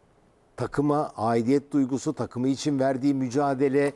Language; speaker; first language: Turkish; native; Turkish